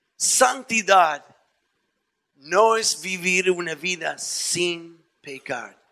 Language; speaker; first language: Spanish; non-native, fluent; English